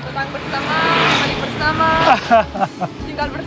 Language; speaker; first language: Indonesian; non-native, fluent; Bulgarian